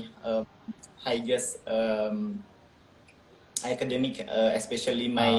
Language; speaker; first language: English; non-native, local second language; Indonesian